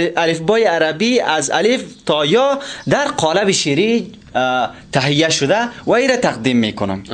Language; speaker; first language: Persian; native; Persian